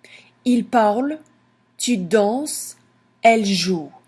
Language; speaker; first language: French; non-native, fluent; English